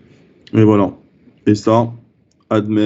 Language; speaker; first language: French; native; French